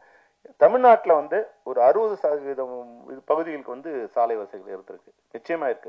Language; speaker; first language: Tamil; native; Tamil